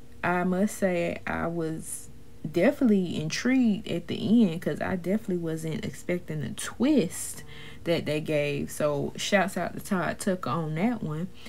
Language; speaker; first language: English; native; English